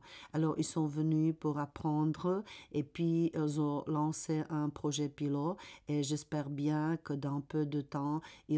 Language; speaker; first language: French; non-native, fluent; Czech